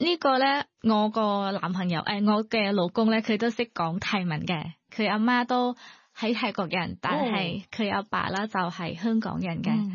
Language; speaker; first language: Cantonese; non-native, learner; Thai